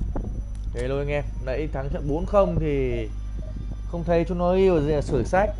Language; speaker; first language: Vietnamese; native; Vietnamese